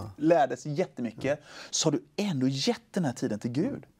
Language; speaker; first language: Swedish; native; Swedish